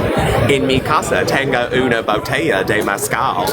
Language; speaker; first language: Spanish; non-native, learner; English